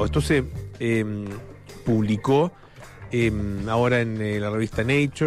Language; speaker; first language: Spanish; native; Spanish